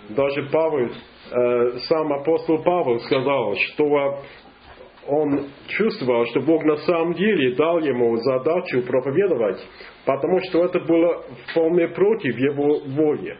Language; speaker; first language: Russian; non-native, fluent; English